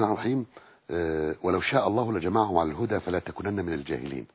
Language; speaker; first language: Arabic; native; Arabic